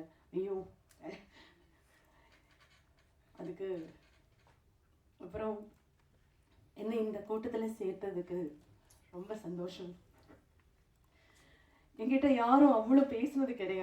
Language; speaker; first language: Tamil; non-native, fluent; Malayalam